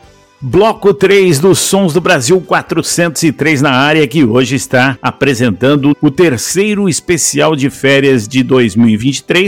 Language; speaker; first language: Portuguese; native; Portuguese